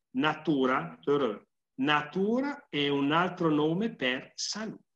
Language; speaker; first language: Italian; native; Italian